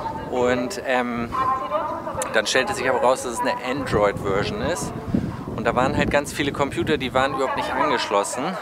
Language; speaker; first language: German; native; German